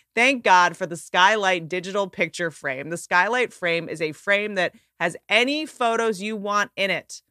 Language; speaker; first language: English; native; English